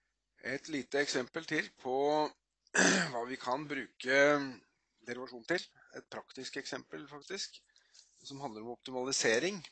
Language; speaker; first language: Norwegian; native; Norwegian